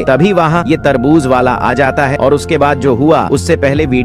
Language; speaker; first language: Hindi; native; Hindi